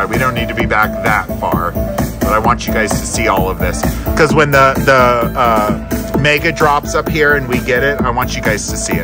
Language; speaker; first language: English; native; English